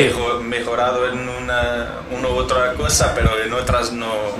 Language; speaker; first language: Spanish; non-native, learner; Portuguese